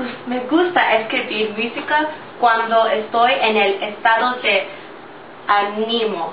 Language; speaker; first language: Spanish; non-native, learner; English